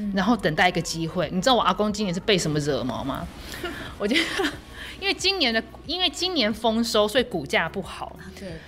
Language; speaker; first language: Chinese; native; Chinese